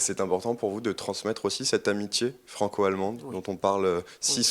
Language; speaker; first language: French; native; French